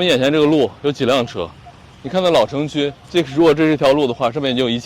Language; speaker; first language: Chinese; native; Chinese